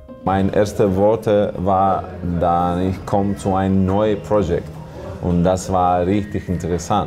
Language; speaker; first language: German; non-native, learner; Russian